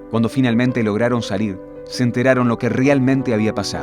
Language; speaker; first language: Spanish; native; Spanish